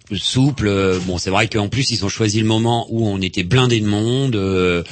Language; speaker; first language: French; native; French